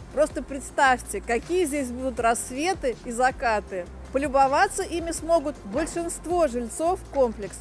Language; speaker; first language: Russian; native; Russian